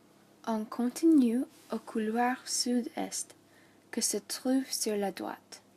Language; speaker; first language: French; non-native, learner; English